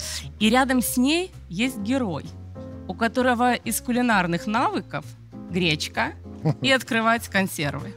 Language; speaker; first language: Russian; native; Russian